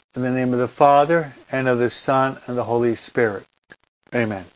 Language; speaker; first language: English; native; English